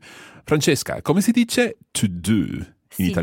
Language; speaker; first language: Italian; non-native, fluent; English